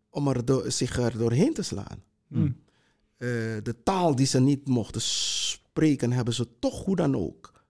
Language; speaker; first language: Dutch; non-native, local second language; Sranan Tongo